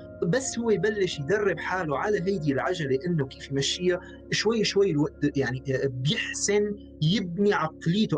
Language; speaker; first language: Arabic; native; Arabic